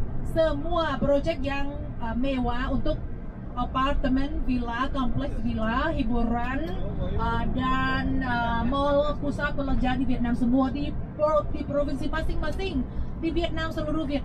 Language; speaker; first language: Indonesian; non-native, fluent; Vietnamese